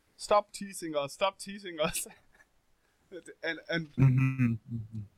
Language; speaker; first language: English; non-native, fluent; Danish